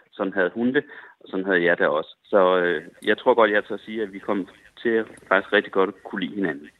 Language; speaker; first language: Danish; native; Danish